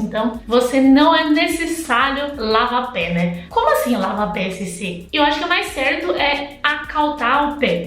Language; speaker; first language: Portuguese; non-native, fluent; Chinese